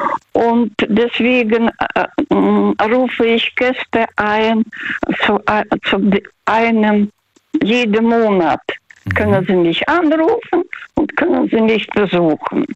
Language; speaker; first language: German; early bilingual, heritage; Russian